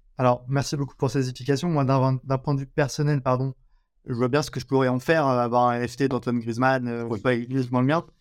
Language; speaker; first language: French; native; French